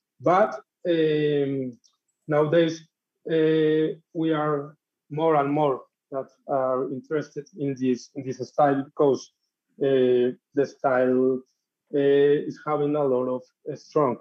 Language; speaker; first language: English; non-native, learner; Spanish